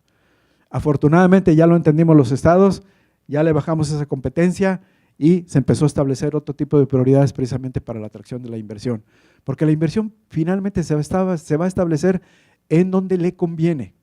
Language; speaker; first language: Spanish; native; Spanish